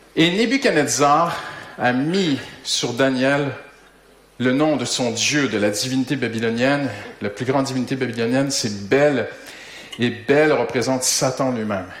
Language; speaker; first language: French; native; French